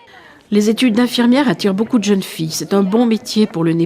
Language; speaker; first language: French; native; French